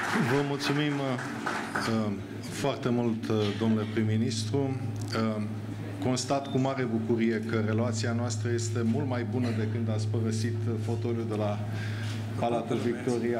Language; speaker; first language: Romanian; native; Romanian